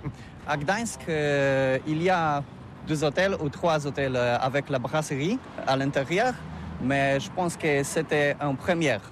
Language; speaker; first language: French; non-native, learner; Polish